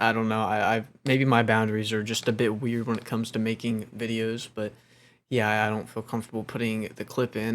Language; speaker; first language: English; native; English